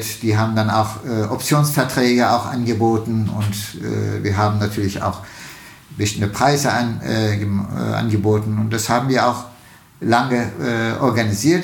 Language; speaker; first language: German; non-native, fluent; Turkish